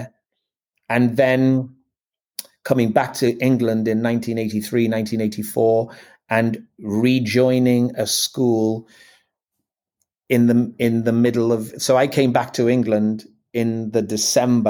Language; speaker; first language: English; native; English